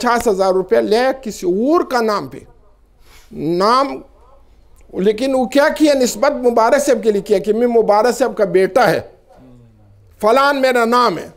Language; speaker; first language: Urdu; non-native, local second language; Pashto